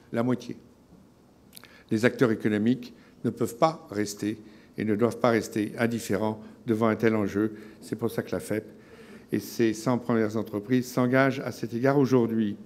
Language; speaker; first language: French; native; French